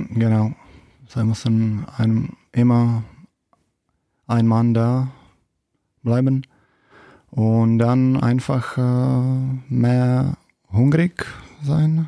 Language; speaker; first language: German; non-native, fluent; Czech